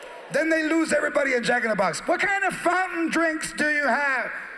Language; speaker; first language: English; early bilingual, other home language; Spanish